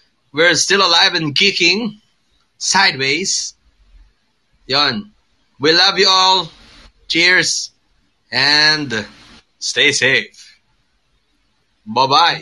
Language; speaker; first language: English; non-native, local second language; Filipino